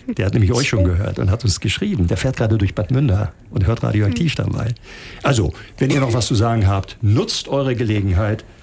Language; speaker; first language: German; native; German